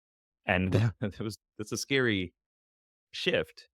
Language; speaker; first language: English; native; English